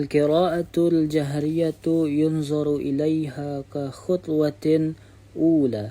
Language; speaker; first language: Arabic; non-native, learner; Indonesian